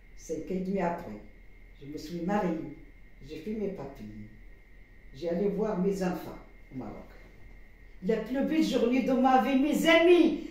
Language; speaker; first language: French; non-native, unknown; Arabic